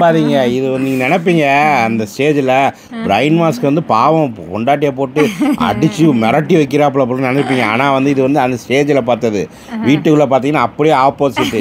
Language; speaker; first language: Tamil; native; Tamil